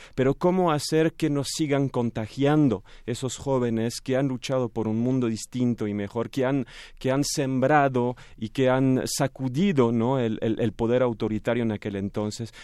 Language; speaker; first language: Spanish; non-native, fluent; French